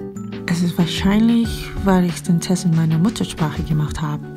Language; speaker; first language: German; non-native, fluent; Korean